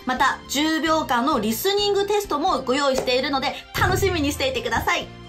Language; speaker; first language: Japanese; non-native, fluent; Chinese